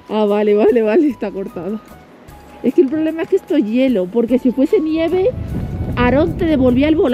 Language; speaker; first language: Spanish; native; Spanish